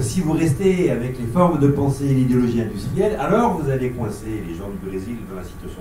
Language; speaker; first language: French; native; French